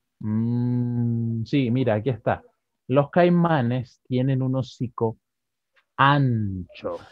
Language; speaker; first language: Spanish; native; Spanish